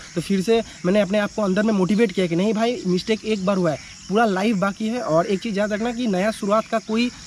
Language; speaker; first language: Hindi; non-native, local second language; Bangla